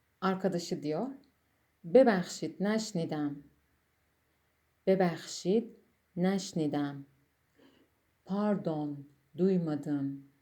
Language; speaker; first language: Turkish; non-native, fluent; Persian